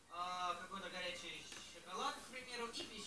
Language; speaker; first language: Russian; native; Russian